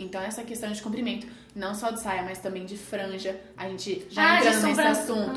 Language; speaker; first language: Portuguese; early bilingual, heritage; Portuguese